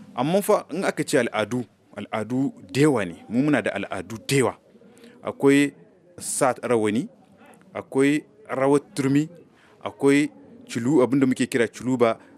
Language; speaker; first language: Hausa; non-native, local second language; Tamasheq